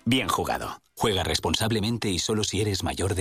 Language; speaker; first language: Spanish; native; Spanish